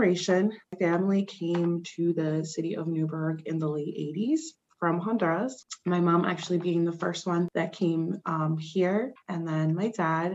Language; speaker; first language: English; early bilingual, other home language; Spanish